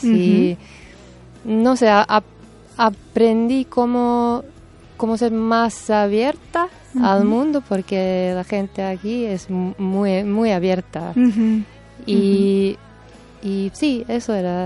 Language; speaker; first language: Spanish; non-native, fluent; Serbian